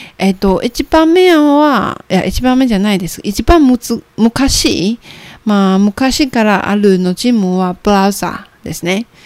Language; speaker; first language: Japanese; non-native, fluent; Chinese